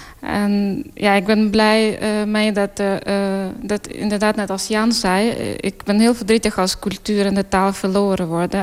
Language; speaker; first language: Dutch; non-native, fluent; Ukrainian